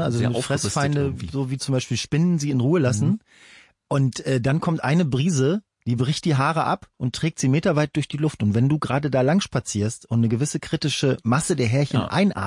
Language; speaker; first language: German; native; German